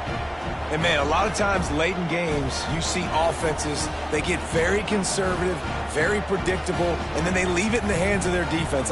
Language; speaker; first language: English; native; English